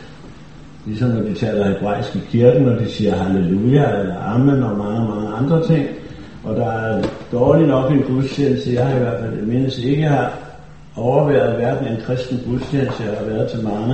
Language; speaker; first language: Danish; native; Danish